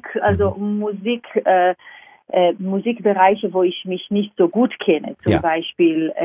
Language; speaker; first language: German; non-native, fluent; Hebrew